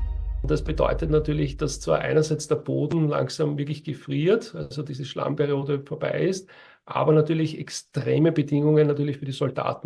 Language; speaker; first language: German; native; German